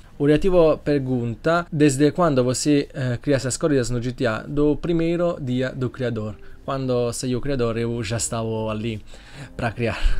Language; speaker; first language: Portuguese; non-native, learner; Italian